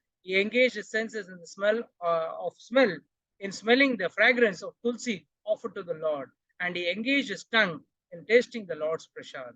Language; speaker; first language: English; non-native, local second language; Hindi